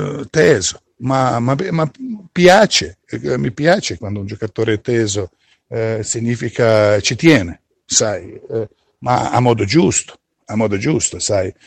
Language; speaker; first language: Italian; non-native, fluent; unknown